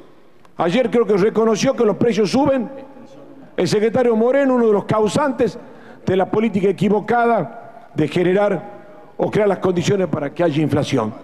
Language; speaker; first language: Spanish; native; Spanish